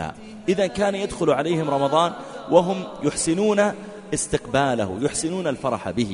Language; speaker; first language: Arabic; native; Arabic